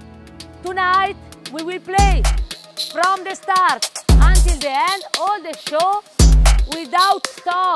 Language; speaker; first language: English; non-native, fluent; Italian